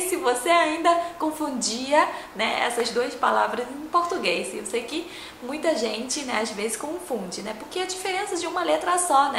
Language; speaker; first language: Portuguese; non-native, fluent; Chinese